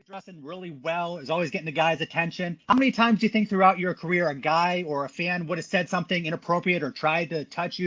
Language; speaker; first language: English; native; English